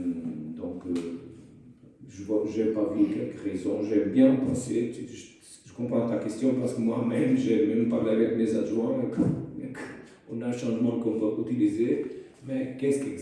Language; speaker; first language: French; non-native, fluent; Portuguese